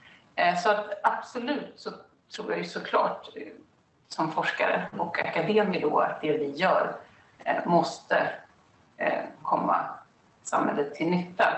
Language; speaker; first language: Swedish; native; Swedish